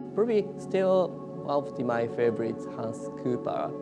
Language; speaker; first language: English; non-native, learner; Japanese